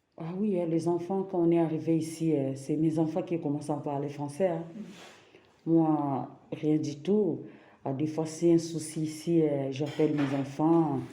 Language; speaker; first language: French; non-native, local second language; Lingala